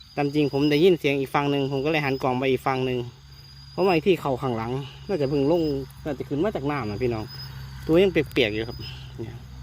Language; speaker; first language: Thai; native; Thai